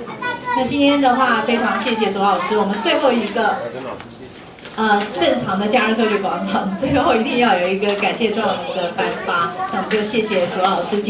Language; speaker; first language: Chinese; native; Chinese